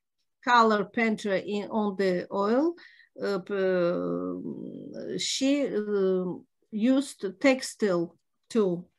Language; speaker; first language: English; non-native, learner; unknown